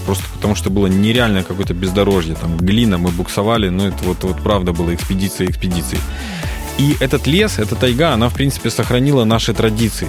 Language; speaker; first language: Russian; native; Russian